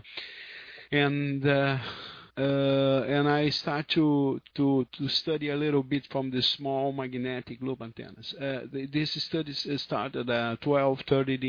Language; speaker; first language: English; non-native, learner; Portuguese